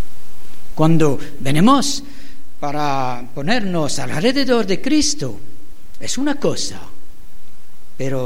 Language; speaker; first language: Spanish; non-native, learner; French